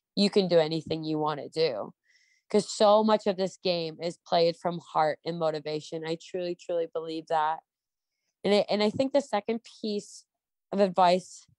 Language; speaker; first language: English; native; English